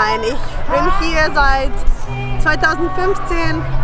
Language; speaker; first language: German; non-native, fluent; Slovenian